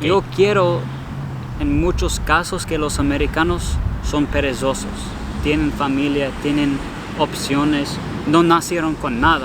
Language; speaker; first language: Spanish; non-native, learner; English